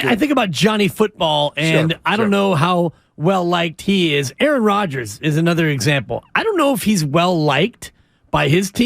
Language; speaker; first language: English; native; English